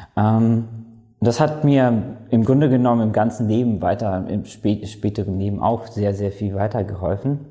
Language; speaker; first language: German; non-native, fluent; Latvian